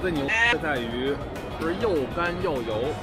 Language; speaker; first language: Chinese; non-native, fluent; English